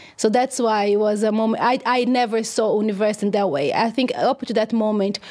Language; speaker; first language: English; non-native, fluent; Portuguese